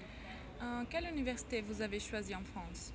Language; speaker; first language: French; non-native, learner; Portuguese